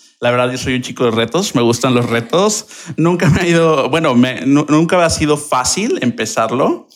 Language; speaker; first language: Spanish; native; Spanish